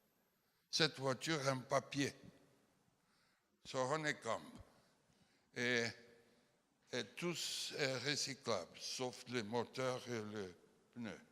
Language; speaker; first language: French; non-native, fluent; Portuguese